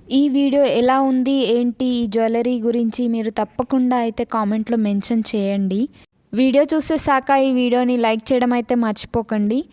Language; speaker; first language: Telugu; non-native, local second language; Lambadi